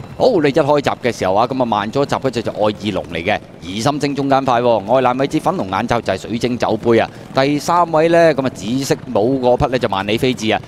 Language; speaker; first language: Cantonese; native; Cantonese